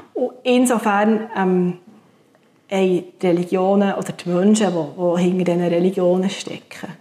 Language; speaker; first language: German; native; German